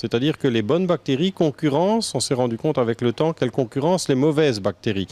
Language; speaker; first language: French; native; French